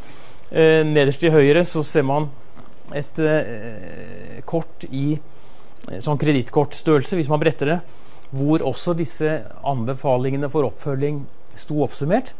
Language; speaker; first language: Norwegian; native; Norwegian